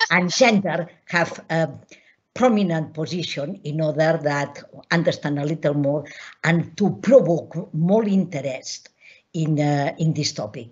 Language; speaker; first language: English; non-native, learner; Catalan